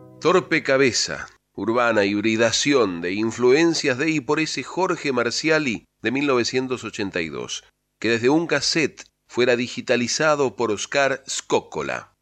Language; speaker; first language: Spanish; native; Spanish